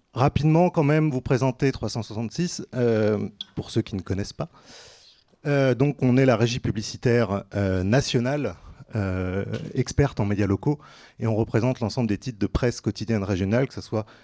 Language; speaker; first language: French; native; French